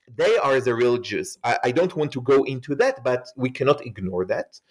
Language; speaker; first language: English; non-native, fluent; Hebrew